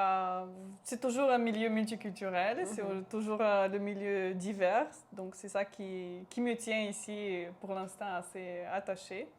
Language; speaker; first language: French; non-native, local second language; Romanian